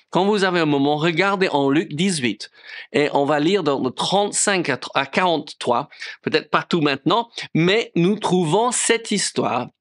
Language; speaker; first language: French; non-native, fluent; English